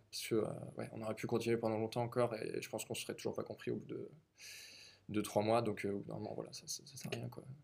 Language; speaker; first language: French; native; French